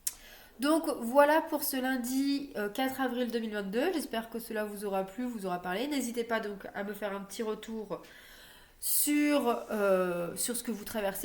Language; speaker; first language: French; native; French